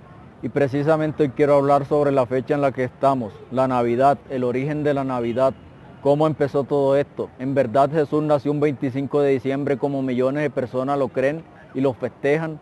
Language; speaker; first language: Spanish; native; Spanish